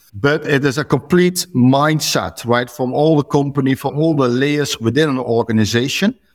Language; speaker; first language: English; non-native, fluent; Dutch